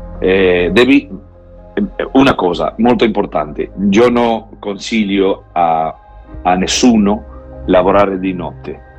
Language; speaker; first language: Italian; non-native, learner; Spanish